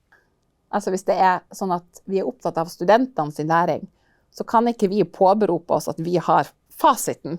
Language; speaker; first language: Norwegian; native; Norwegian